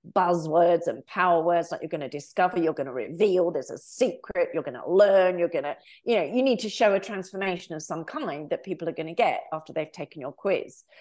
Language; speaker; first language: English; native; English